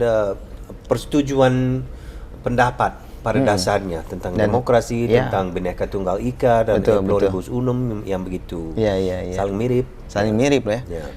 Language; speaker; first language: Indonesian; non-native, fluent; English